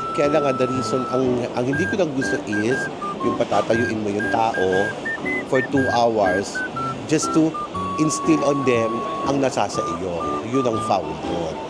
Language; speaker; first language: Filipino; native; Filipino